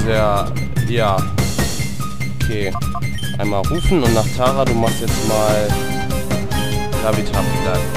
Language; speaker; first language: German; native; German